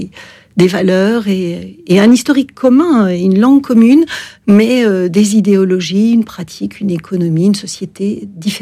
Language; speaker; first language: French; native; French